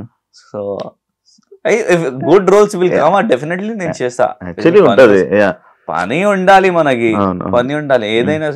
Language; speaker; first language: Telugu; non-native, local second language; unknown